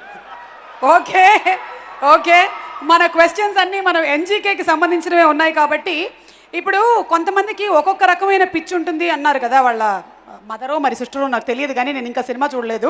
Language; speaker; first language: Telugu; native; Telugu